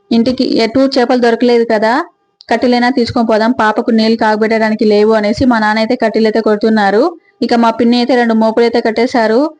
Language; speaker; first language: Telugu; native; Telugu